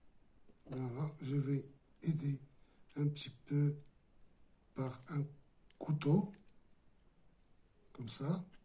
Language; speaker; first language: French; non-native, local second language; Arabic